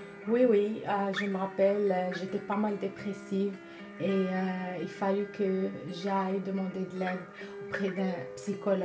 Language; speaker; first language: French; non-native, local second language; Arabic